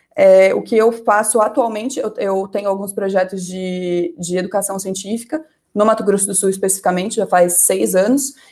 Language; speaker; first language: Portuguese; native; Portuguese